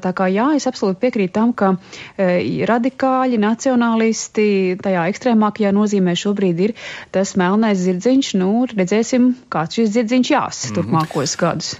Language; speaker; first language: Latvian; native; Latvian